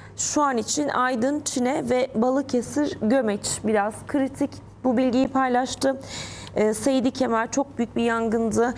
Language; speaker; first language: Turkish; early bilingual, heritage; Turkish